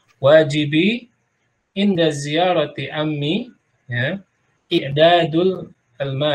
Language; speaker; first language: Arabic; non-native, fluent; Indonesian